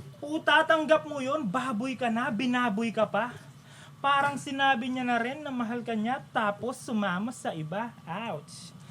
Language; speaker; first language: Filipino; non-native, local second language; Pampanga